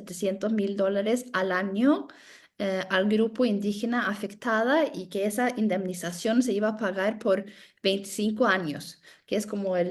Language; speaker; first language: Spanish; non-native, fluent; Norwegian